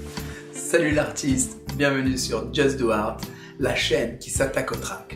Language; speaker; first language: French; native; French